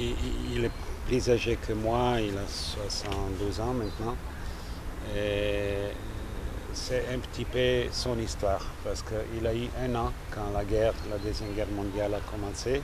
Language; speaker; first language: French; non-native, fluent; Serbian